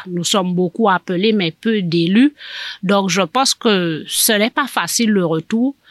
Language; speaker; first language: French; native; French